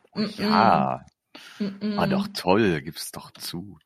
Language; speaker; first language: German; native; German